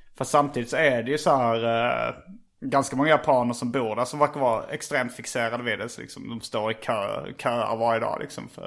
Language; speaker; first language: Swedish; native; Swedish